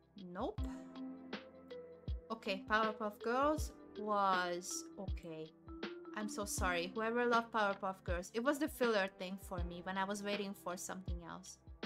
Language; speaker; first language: English; non-native, fluent; Hungarian